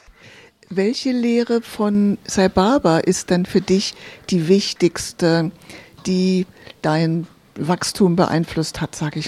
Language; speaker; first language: German; native; German